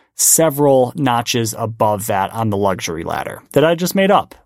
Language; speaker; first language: English; native; English